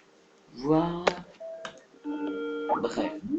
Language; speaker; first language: French; native; French